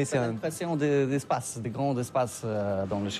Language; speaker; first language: French; non-native, learner; Polish